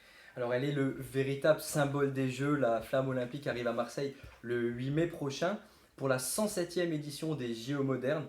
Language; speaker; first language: French; native; French